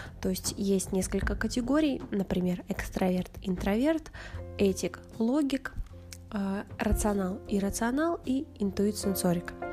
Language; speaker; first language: Russian; native; Russian